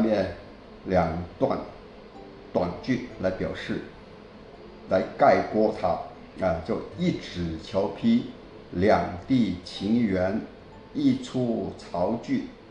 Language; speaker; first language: Chinese; non-native, local second language; Min Nan Chinese